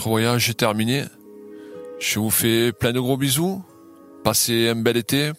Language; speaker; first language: French; native; French